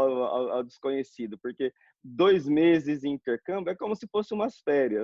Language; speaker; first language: Portuguese; native; Portuguese